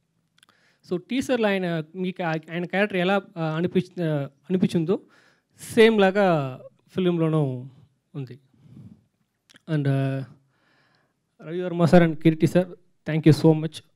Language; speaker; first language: Telugu; non-native, fluent; Tamil